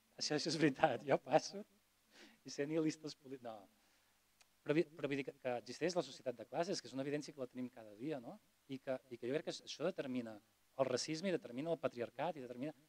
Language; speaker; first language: Catalan; non-native, local second language; Spanish